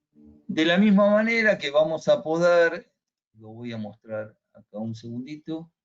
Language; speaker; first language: Spanish; native; Spanish